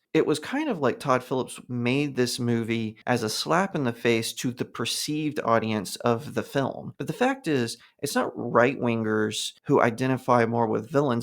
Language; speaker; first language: English; native; English